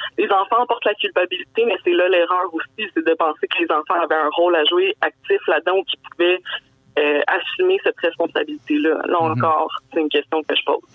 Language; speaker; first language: French; native; French